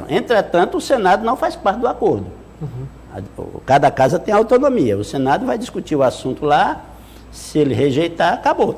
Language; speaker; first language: Portuguese; native; Portuguese